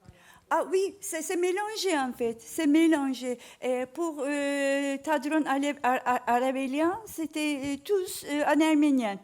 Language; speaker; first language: French; non-native, learner; Turkish